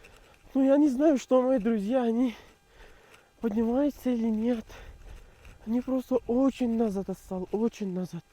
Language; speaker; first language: Russian; non-native, learner; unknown